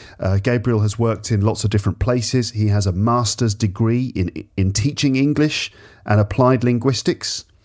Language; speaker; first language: English; native; English